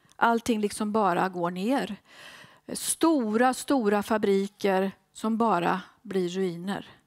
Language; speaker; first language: Swedish; native; Swedish